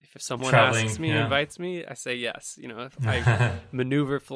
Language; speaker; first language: English; native; English